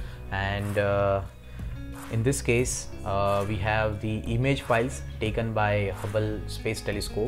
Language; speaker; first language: English; non-native, local second language; Hindi